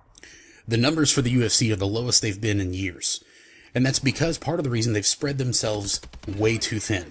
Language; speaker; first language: English; native; English